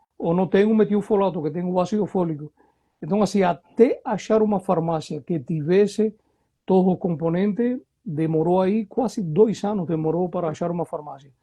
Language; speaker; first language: Portuguese; non-native, fluent; Spanish